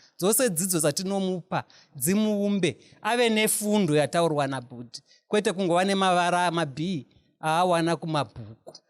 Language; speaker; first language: Shona; non-native, local second language; North Ndebele